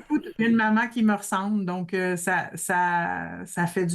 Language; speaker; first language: French; native; French